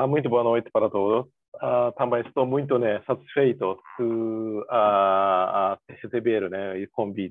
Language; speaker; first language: Portuguese; non-native, learner; Japanese